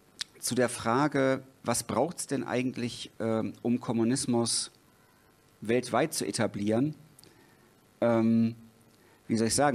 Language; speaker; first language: German; native; German